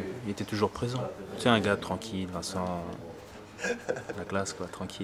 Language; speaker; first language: French; native; French